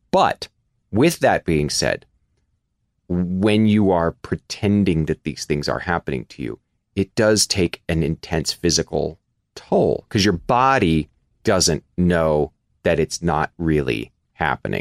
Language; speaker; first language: English; native; English